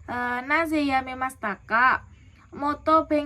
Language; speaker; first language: Japanese; non-native, learner; Indonesian